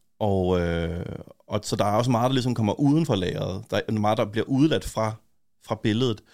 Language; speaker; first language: Danish; native; Danish